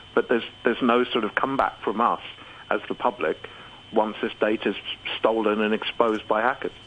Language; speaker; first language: English; native; English